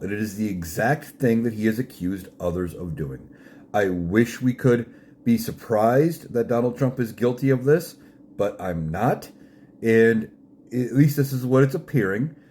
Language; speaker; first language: English; native; English